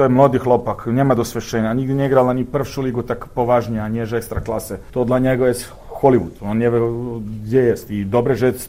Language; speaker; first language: Polish; non-native, learner; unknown